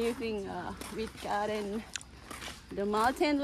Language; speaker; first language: English; non-native, learner; Thai